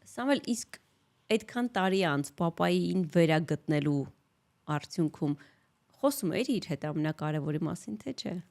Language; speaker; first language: Armenian; native; Armenian